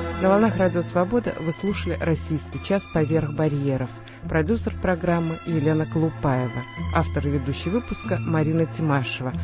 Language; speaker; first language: Russian; native; Russian